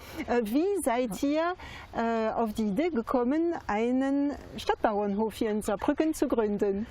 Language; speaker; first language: German; non-native, fluent; French